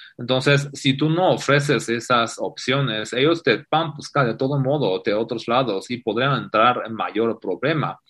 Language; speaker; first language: Spanish; non-native, fluent; Chinese